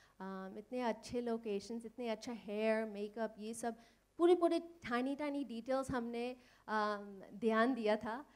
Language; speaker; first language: Hindi; non-native, learner; English